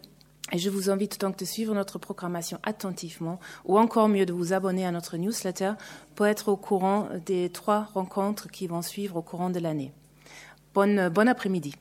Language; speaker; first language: French; native; French